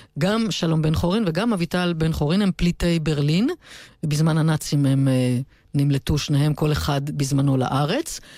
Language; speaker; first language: Hebrew; native; Hebrew